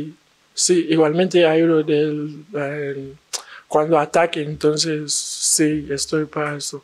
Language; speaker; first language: Spanish; non-native, learner; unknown